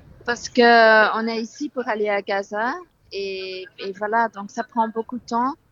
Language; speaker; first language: French; non-native, fluent; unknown